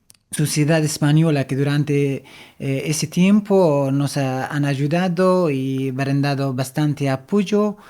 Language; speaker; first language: Spanish; non-native, fluent; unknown